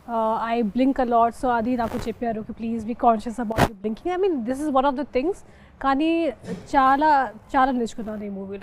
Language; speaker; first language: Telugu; non-native, local second language; Hindi